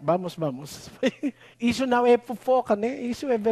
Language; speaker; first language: Portuguese; non-native, learner; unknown